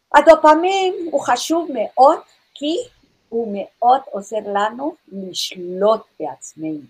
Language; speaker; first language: Hebrew; non-native, fluent; English